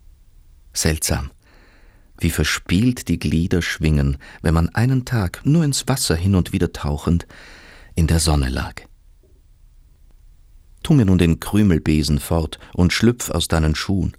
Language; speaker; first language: German; native; German